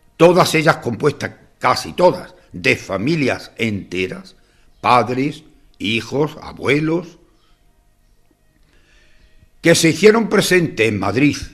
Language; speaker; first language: Spanish; native; Spanish